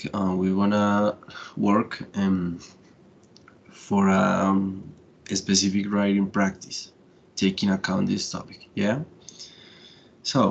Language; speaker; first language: English; non-native, fluent; Spanish